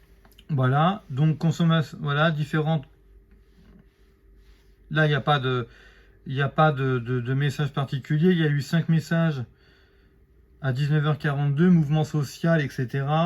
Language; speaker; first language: French; native; French